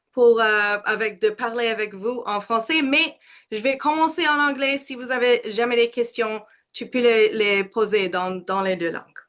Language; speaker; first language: French; non-native, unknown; English